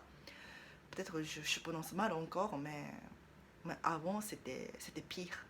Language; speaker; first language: French; non-native, learner; Japanese